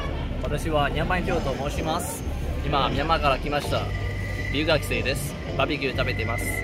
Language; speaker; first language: Japanese; non-native, learner; Burmese